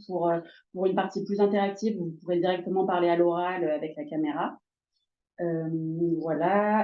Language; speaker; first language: French; native; French